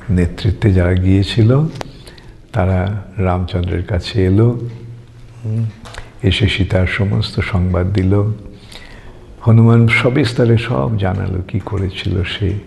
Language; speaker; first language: Bangla; native; Bangla